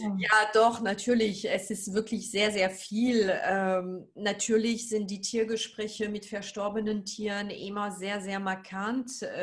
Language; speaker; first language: German; non-native, fluent; French